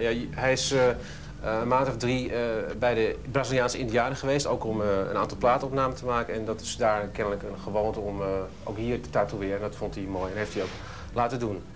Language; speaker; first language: Dutch; native; Dutch